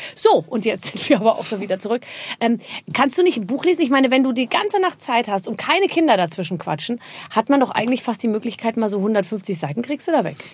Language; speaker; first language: German; native; German